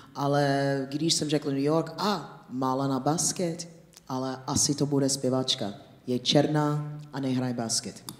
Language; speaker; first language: Czech; non-native, fluent; English